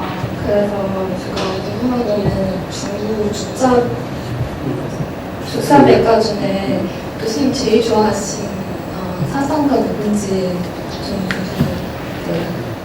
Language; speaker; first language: Korean; non-native, learner; Chinese